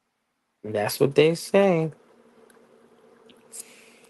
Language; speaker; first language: English; native; English